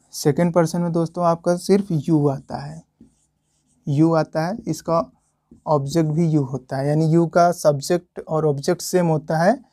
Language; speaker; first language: Hindi; native; Hindi